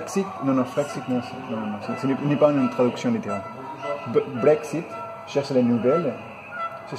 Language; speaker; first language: French; non-native, fluent; Spanish